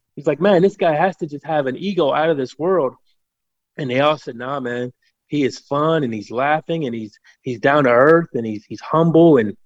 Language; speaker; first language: English; native; English